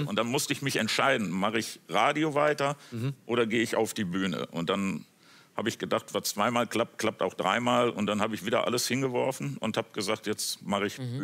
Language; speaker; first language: German; native; German